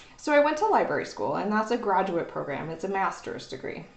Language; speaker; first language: English; native; English